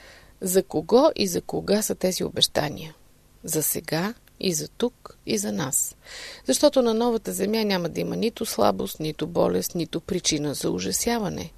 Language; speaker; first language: Bulgarian; native; Bulgarian